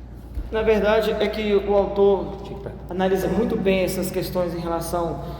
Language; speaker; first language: Portuguese; native; Portuguese